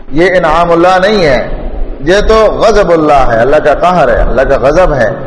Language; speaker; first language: Urdu; non-native, local second language; Pashto